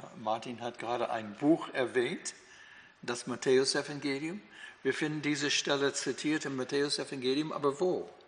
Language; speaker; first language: German; non-native, fluent; English